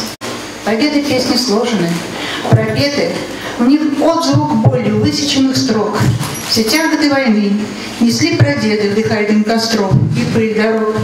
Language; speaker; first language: Russian; native; Russian